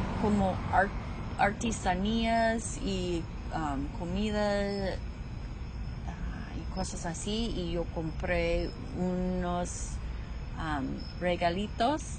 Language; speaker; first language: Spanish; non-native, fluent; English